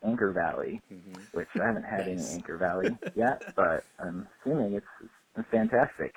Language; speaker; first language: English; native; English